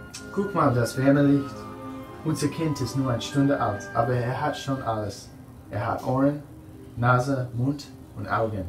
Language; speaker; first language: German; non-native, learner; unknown